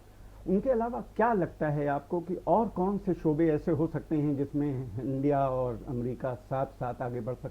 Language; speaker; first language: Urdu; native; Urdu